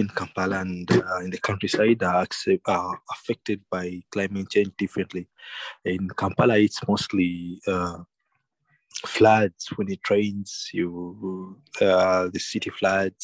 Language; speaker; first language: English; non-native, local second language; Ganda